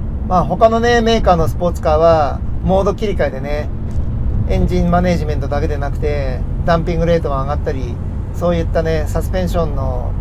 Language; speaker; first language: Japanese; native; Japanese